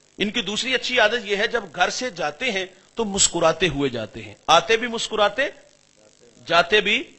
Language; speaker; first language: Urdu; non-native, local second language; Punjabi